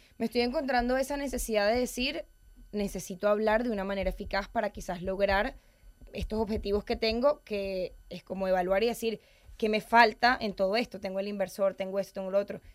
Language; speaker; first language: Spanish; native; Spanish